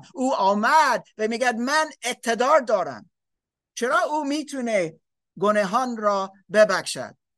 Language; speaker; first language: Persian; non-native, learner; English